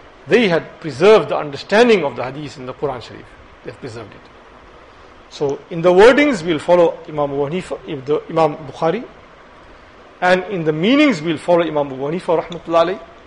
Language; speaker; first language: English; native; English